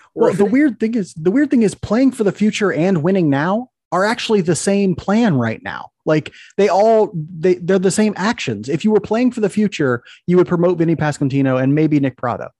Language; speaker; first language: English; native; English